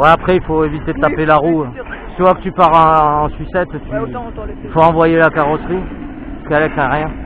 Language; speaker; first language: French; native; French